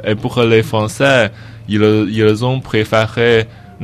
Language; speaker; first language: French; non-native, learner; Chinese